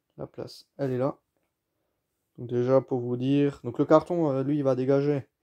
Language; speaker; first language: French; native; French